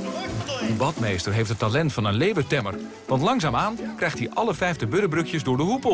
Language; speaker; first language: Dutch; native; Dutch